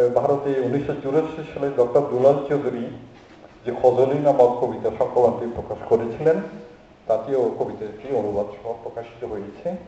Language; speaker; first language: Bangla; non-native, local second language; Chakma